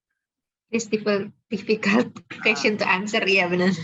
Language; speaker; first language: English; non-native, fluent; Indonesian